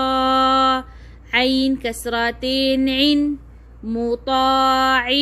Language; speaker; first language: Arabic; non-native, fluent; Oromo